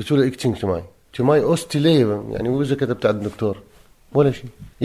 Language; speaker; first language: Danish; non-native, learner; Arabic